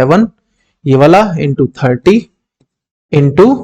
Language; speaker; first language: Hindi; native; Hindi